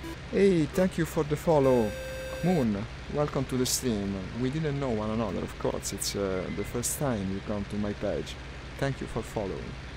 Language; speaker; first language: English; non-native, fluent; Italian